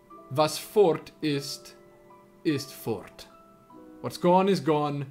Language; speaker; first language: German; non-native, learner; English